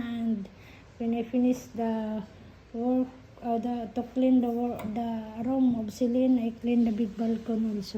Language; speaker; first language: English; non-native, learner; Filipino